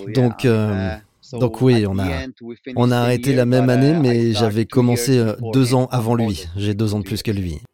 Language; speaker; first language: French; non-native, fluent; Polish